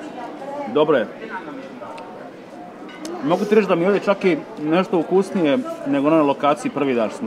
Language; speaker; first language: Croatian; native; Croatian